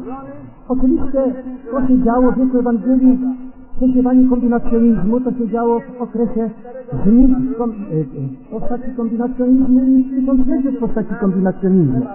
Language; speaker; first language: Polish; native; Polish